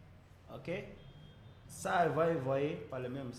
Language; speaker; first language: French; non-native, learner; Portuguese